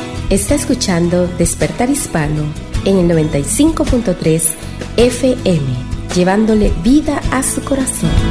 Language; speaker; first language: Spanish; early bilingual, other home language; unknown